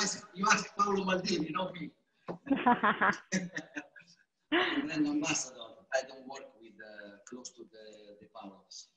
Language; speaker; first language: English; non-native, learner; Italian